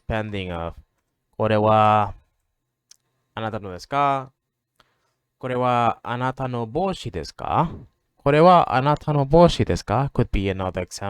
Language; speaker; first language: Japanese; non-native, learner; English